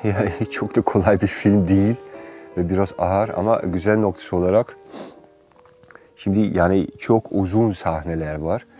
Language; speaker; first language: Turkish; non-native, fluent; Dutch